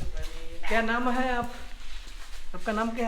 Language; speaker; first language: Hindi; non-native, learner; Bangla